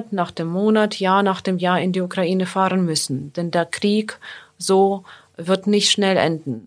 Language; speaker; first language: German; non-native, fluent; Ukrainian